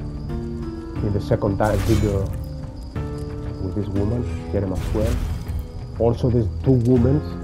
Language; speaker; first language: English; non-native, learner; Greek